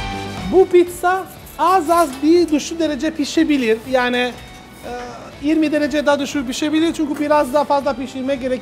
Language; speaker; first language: Turkish; non-native, learner; Italian